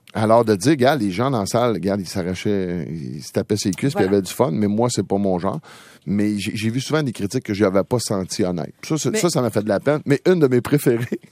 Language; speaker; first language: French; native; French